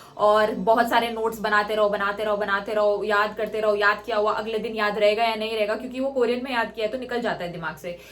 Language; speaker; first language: Hindi; native; Hindi